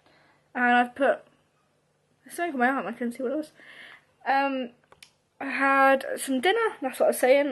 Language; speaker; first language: English; native; English